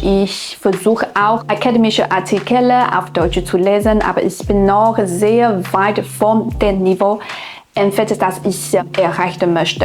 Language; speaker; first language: German; non-native, fluent; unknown